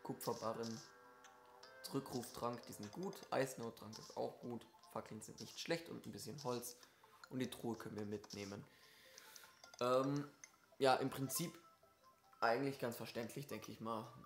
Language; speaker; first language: German; native; German